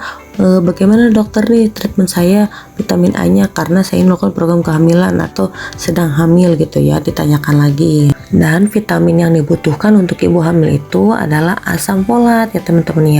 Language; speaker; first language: Indonesian; native; Indonesian